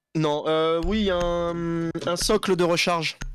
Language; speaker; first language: French; native; French